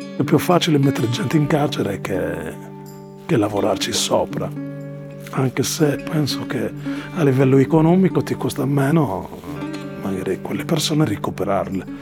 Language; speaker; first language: Italian; non-native, fluent; Arabic